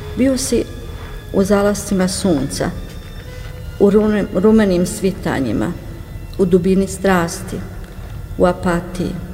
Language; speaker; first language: Bosnian; native; Bosnian